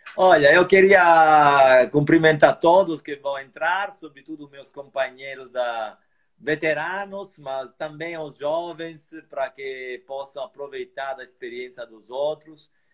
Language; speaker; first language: Portuguese; non-native, fluent; Italian